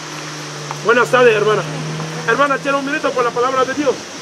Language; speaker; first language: Spanish; non-native, learner; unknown